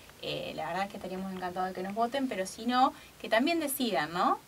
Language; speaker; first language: Spanish; native; Spanish